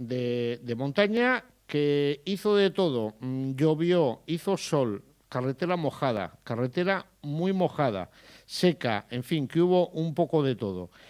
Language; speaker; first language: Spanish; native; Spanish